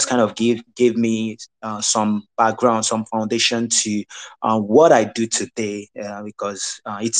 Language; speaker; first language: English; non-native, local second language; Yoruba